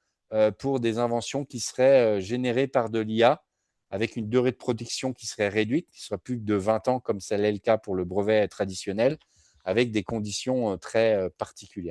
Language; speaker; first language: French; native; French